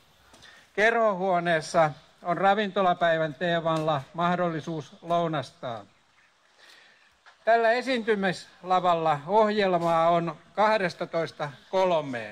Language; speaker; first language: Finnish; native; Finnish